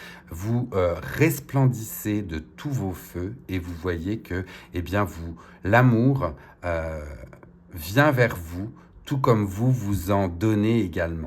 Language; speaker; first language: French; native; French